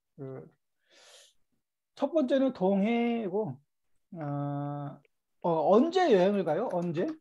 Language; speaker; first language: Korean; native; Korean